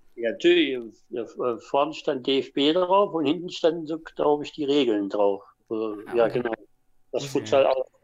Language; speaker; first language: German; native; German